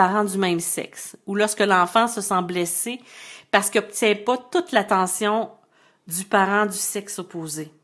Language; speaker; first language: French; native; French